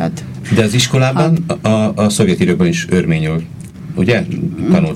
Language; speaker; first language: Hungarian; native; Hungarian